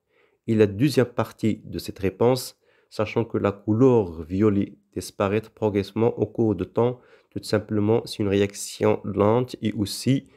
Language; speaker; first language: French; non-native, local second language; Arabic